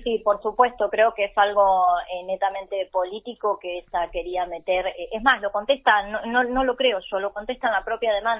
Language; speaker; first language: Spanish; native; Spanish